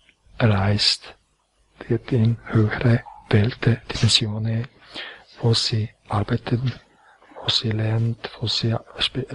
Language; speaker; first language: German; non-native, fluent; Croatian